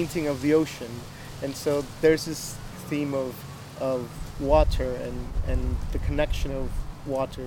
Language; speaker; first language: English; native; English